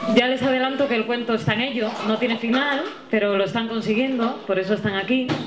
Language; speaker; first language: Spanish; native; Spanish